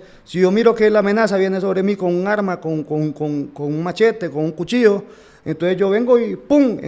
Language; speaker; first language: Spanish; native; Spanish